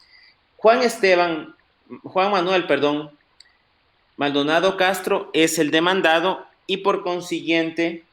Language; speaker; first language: Spanish; native; Spanish